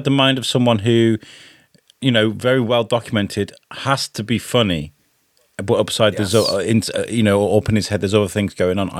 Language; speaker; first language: English; native; English